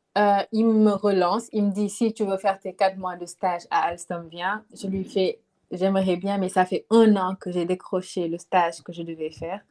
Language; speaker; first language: French; non-native, local second language; Wolof